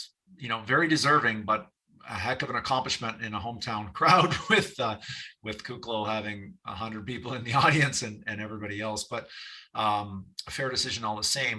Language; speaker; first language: English; native; English